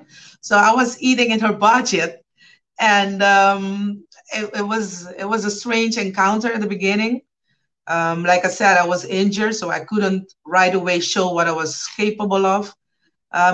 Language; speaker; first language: English; non-native, fluent; Papiamento